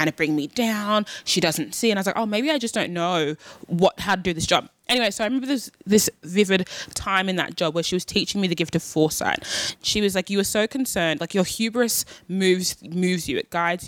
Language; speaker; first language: English; native; English